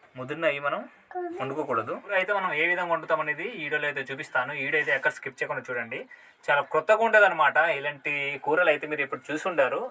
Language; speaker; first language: Telugu; non-native, local second language; Odia